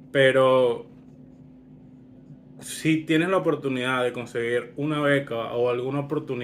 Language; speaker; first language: Spanish; early bilingual, other home language; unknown